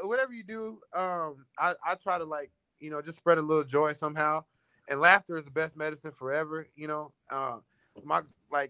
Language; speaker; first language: English; native; English